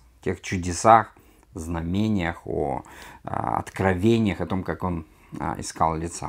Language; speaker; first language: Russian; native; Russian